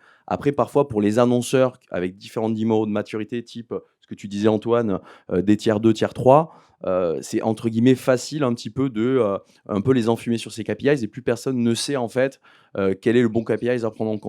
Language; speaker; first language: French; native; French